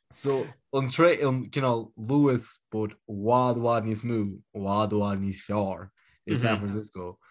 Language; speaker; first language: Irish; native; Irish